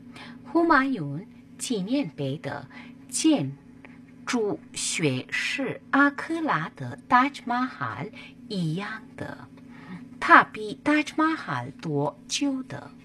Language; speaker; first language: Chinese; non-native, fluent; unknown